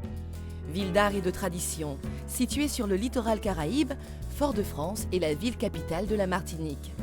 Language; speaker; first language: French; native; French